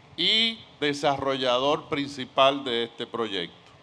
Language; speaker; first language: Spanish; native; Spanish